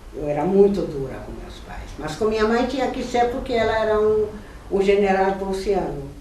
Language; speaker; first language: Portuguese; non-native, fluent; German